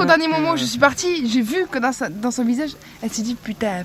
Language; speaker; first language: French; native; French